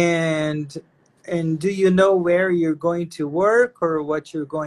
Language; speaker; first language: English; non-native, fluent; Portuguese